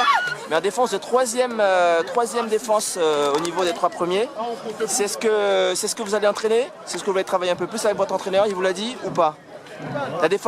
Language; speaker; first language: French; native; French